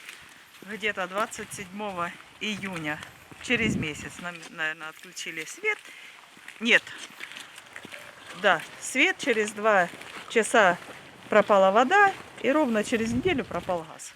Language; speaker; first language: Russian; native; Russian